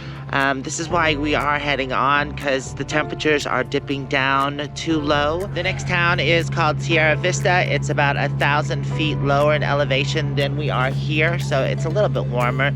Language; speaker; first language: English; native; English